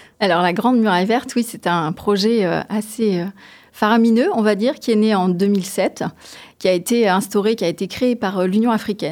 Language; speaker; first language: French; native; French